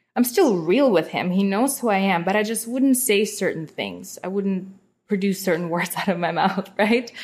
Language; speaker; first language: English; non-native, fluent; Russian